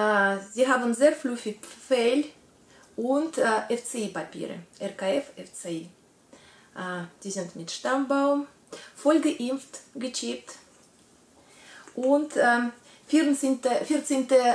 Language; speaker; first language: German; non-native, learner; Russian